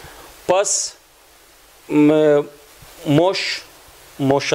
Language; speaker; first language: Albanian; non-native, learner; Turkish